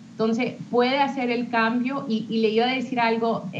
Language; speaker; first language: Spanish; early bilingual, heritage; Spanish